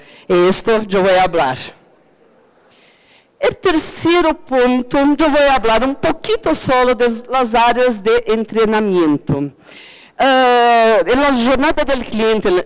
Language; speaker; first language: Spanish; non-native, fluent; Portuguese